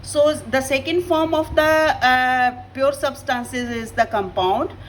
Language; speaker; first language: English; non-native, local second language; Punjabi